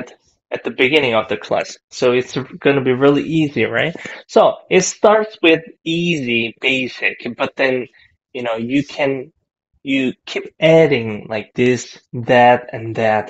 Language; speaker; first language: English; non-native, fluent; Korean